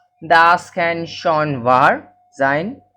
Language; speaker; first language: German; non-native, fluent; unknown